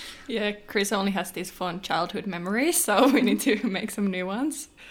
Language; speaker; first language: English; non-native, fluent; Finnish